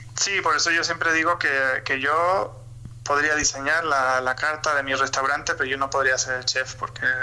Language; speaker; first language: Spanish; early bilingual, other home language; German